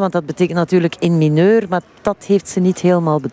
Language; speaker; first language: Dutch; native; Dutch